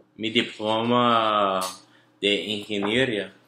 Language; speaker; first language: Spanish; non-native, learner; English